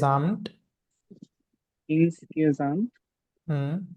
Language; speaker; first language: German; non-native, fluent; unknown